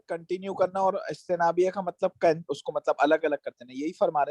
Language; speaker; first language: Urdu; native; Urdu